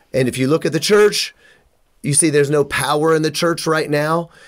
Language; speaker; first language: English; native; English